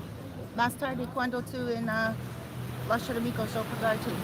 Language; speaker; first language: Spanish; non-native, learner; English